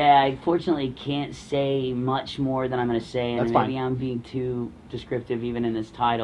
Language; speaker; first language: English; native; English